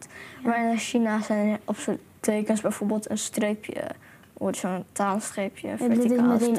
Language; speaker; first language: Dutch; early bilingual, other home language; Chinese